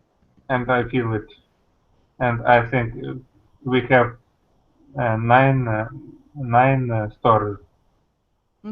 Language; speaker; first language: English; non-native, learner; Russian